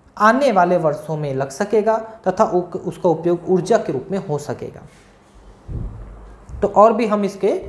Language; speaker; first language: Hindi; native; Hindi